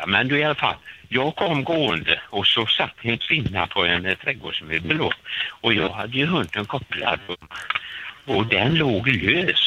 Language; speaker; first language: Swedish; native; Swedish